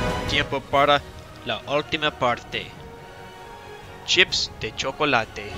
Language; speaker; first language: Spanish; non-native, learner; English